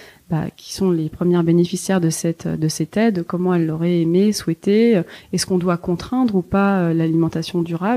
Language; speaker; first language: French; native; French